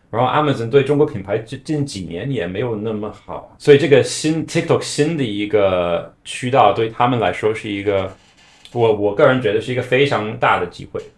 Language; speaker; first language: Chinese; non-native, fluent; English